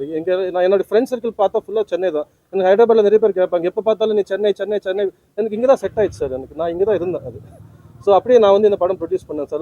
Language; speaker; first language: Tamil; non-native, fluent; Telugu